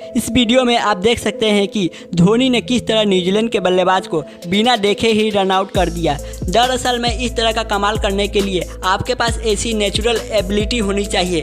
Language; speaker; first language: Hindi; native; Hindi